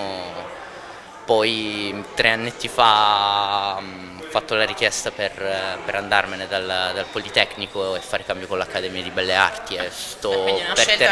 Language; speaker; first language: Italian; native; Italian